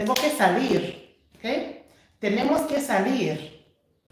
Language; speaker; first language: Spanish; non-native, fluent; English